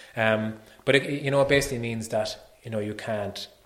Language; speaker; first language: English; native; English